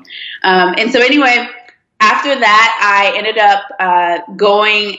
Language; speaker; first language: English; early bilingual, other home language; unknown